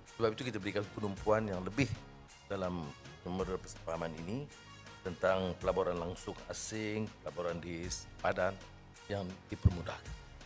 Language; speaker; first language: Malay; native; Malay